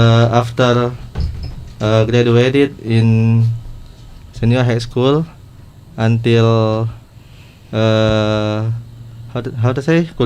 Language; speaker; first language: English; non-native, learner; Indonesian